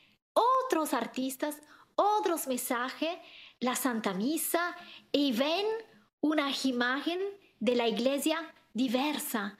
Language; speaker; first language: Spanish; non-native, learner; Italian